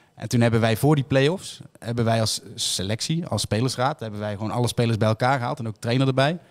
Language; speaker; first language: Dutch; native; Dutch